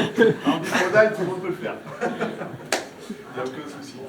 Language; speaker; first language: French; native; French